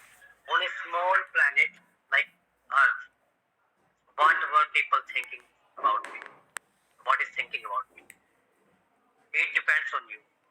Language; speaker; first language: English; non-native, local second language; Hindi